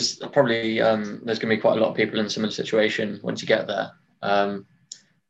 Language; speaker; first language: English; native; English